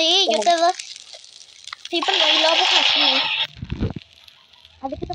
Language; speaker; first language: Spanish; native; Spanish